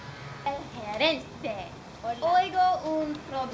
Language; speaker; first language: Spanish; non-native, learner; English